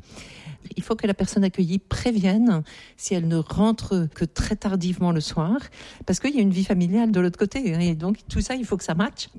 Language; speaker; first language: French; native; French